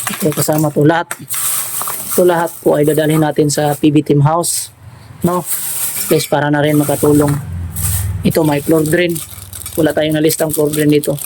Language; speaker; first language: Filipino; non-native, local second language; Cebuano